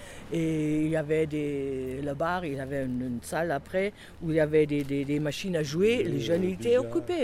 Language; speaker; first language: French; non-native, fluent; German